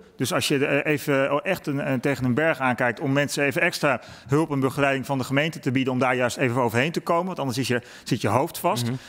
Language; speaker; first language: Dutch; native; Dutch